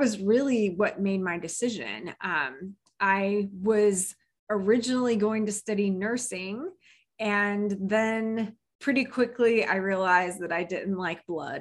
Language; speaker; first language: English; native; English